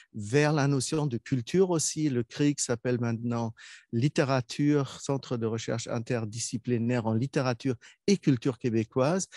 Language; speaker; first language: French; non-native, fluent; German